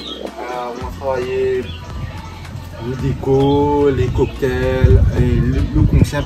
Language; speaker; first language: French; non-native, local second language; Morisyen